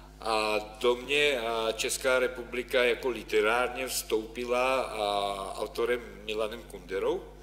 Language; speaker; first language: Czech; non-native, fluent; Ukrainian